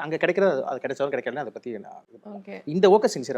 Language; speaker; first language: Tamil; native; Tamil